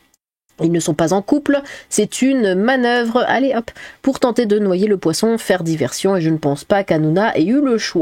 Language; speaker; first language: French; native; French